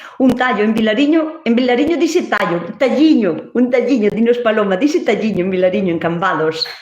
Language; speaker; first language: Galician; native; Galician